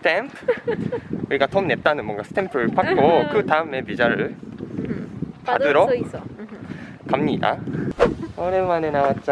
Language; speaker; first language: Korean; non-native, fluent; Japanese